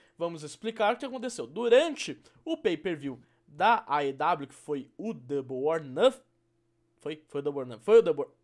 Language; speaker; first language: Portuguese; native; Portuguese